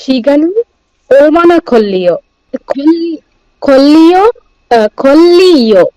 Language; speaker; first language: Korean; non-native, learner; Bangla